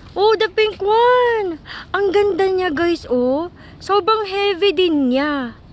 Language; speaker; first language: Filipino; native; Filipino